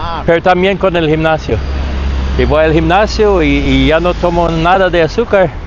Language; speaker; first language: Spanish; non-native, learner; English